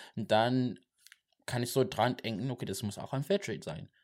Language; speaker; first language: German; non-native, learner; Xhosa